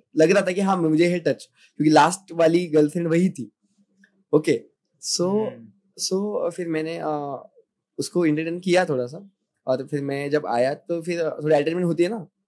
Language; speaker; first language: Hindi; non-native, local second language; Marathi